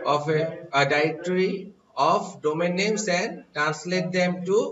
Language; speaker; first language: English; non-native, local second language; Bangla